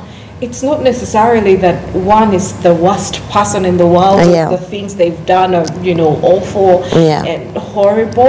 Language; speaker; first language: English; non-native, local second language; Ganda